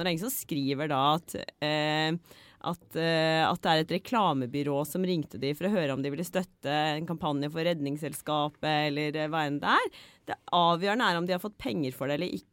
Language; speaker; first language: Norwegian; native; Norwegian